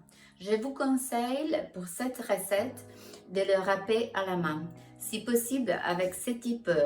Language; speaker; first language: French; non-native, fluent; Italian